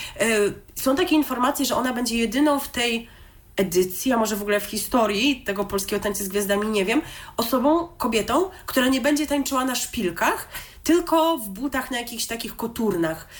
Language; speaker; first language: Polish; native; Polish